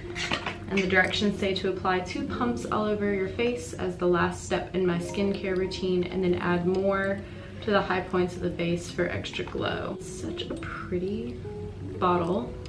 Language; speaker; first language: English; native; English